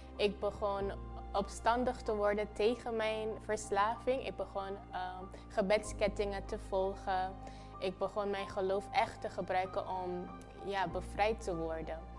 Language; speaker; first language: Dutch; non-native, local second language; Papiamento